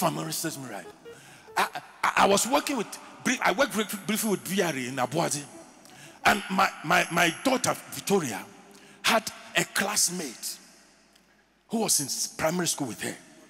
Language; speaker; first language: English; non-native, local second language; Akan